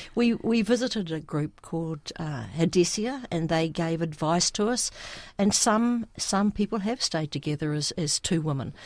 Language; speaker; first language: English; early bilingual, other home language; Sinhala